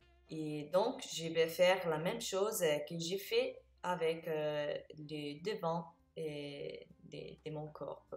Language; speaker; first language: French; non-native, fluent; Italian